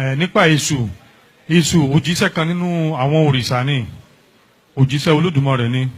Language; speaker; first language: Yoruba; non-native, fluent; Spanish